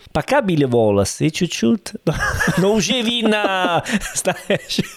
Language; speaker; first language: Russian; non-native, learner; Italian